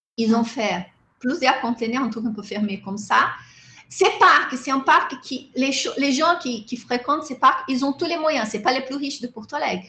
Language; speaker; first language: French; non-native, fluent; Portuguese